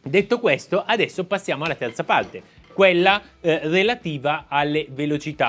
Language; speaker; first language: Italian; native; Italian